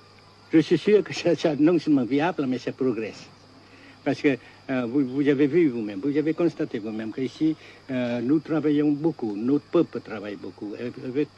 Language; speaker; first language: French; non-native, fluent; Vietnamese